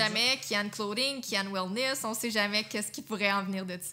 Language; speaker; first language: French; native; French